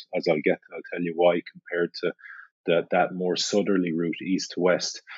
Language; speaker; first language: English; native; English